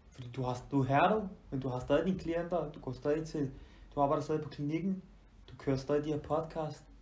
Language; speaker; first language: Danish; early bilingual, other home language; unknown